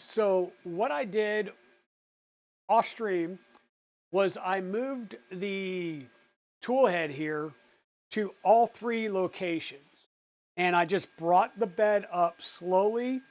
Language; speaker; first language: English; native; English